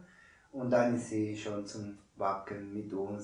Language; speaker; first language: German; non-native, learner; Spanish